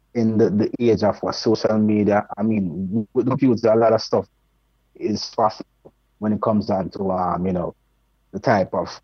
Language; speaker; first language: English; non-native, local second language; Jamaican Creole English